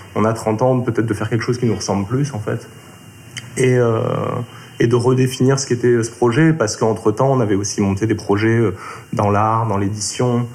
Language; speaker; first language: French; native; French